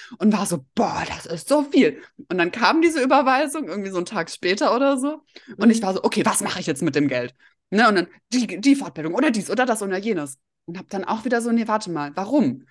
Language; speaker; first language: German; early bilingual, other home language; Russian